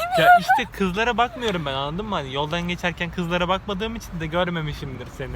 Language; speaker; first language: Turkish; native; Turkish